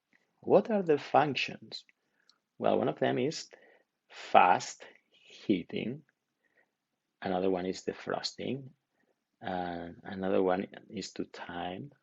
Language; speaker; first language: English; non-native, fluent; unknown